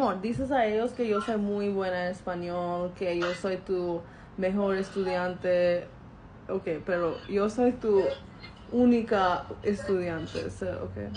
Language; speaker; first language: Spanish; non-native, learner; Bangla